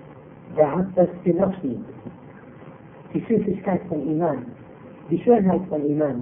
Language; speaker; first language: German; non-native, fluent; Arabic